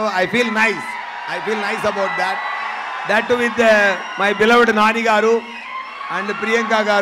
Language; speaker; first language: Telugu; non-native, learner; Tamil